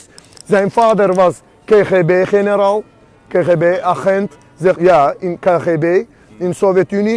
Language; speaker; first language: Dutch; non-native, fluent; Azerbaijani